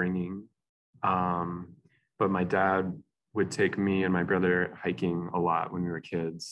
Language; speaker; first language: English; native; English